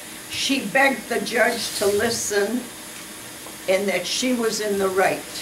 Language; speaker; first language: English; early bilingual, other home language; Ukrainian